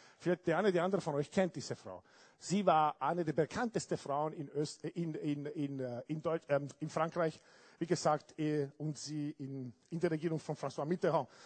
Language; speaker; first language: German; non-native, fluent; Italian